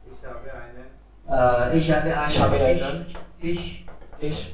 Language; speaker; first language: German; non-native, learner; Hindi